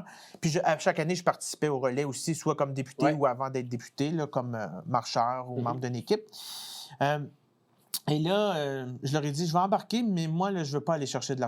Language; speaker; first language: French; native; French